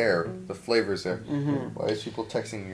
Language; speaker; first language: English; native; English